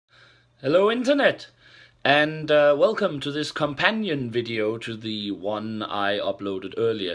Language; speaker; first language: English; non-native, fluent; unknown